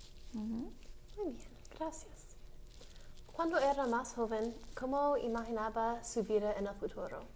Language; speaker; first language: Spanish; non-native, learner; English